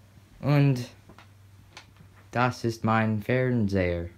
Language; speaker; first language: German; non-native, learner; English